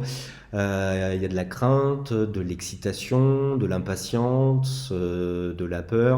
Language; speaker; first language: French; native; French